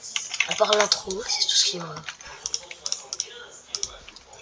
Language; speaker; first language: French; native; French